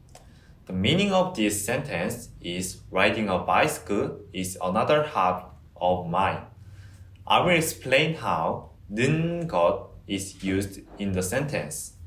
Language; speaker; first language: English; non-native, fluent; Korean